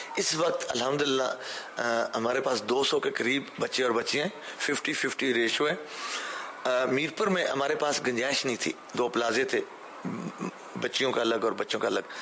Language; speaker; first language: Urdu; early bilingual, heritage; Urdu